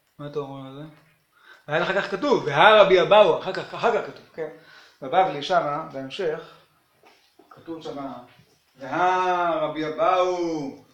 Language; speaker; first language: Hebrew; native; Hebrew